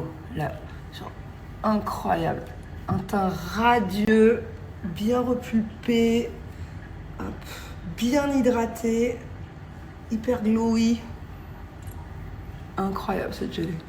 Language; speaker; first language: French; native; French